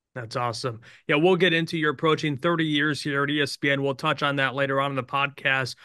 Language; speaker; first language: English; native; English